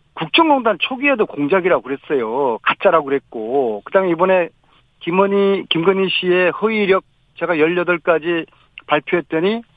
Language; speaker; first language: Korean; native; Korean